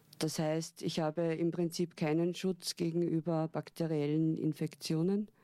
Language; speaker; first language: German; native; German